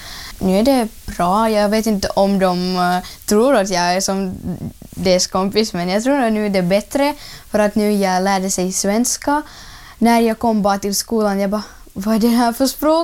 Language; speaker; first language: Swedish; non-native, learner; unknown